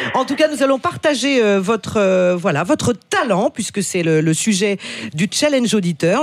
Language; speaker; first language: French; native; French